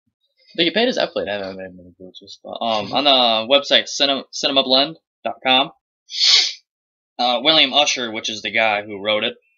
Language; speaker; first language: English; native; English